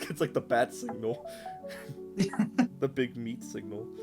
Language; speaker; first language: English; native; English